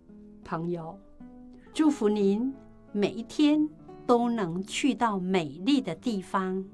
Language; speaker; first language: Chinese; native; Chinese